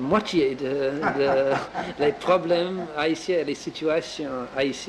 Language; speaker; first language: French; non-native, learner; English